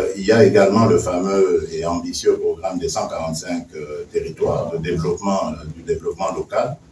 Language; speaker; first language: French; non-native, local second language; Luba-Lulua